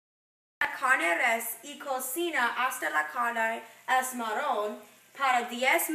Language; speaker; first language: Spanish; non-native, learner; English